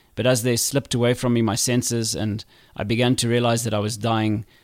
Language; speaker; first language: English; native; English